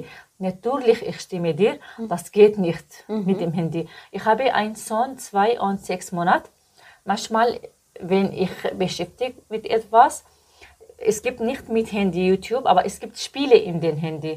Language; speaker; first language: German; non-native, learner; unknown